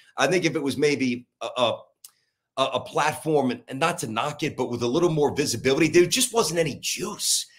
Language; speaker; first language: English; native; English